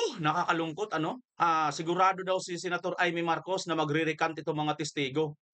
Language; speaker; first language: Filipino; non-native, local second language; Waray